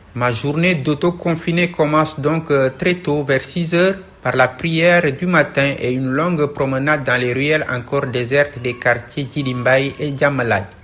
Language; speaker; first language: French; non-native, local second language; Wolof